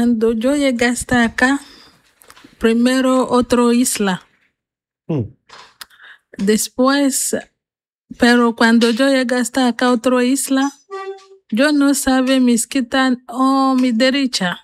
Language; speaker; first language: Spanish; non-native, learner; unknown